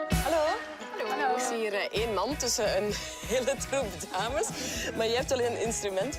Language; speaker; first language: Dutch; native; Dutch